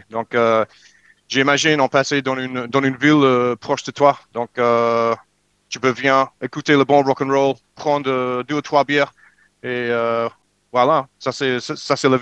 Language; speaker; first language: French; non-native, learner; English